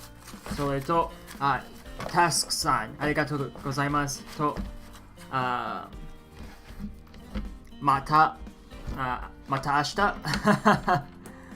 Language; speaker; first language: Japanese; non-native, learner; English